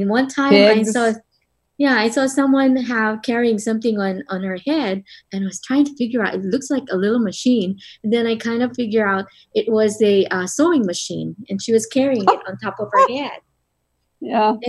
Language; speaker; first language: English; non-native, local second language; Filipino